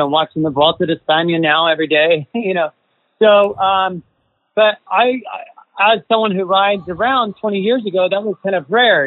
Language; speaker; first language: English; native; English